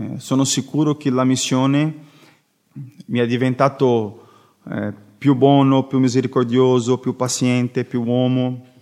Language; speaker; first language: Italian; non-native, learner; Portuguese